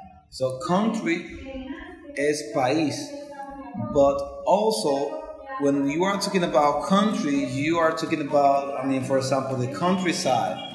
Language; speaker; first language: English; non-native, fluent; Spanish